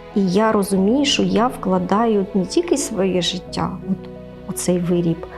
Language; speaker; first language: Ukrainian; native; Ukrainian